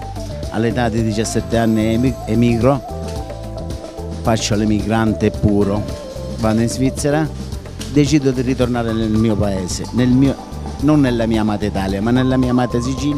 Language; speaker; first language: Italian; native; Italian